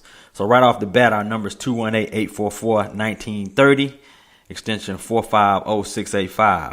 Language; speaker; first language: English; native; English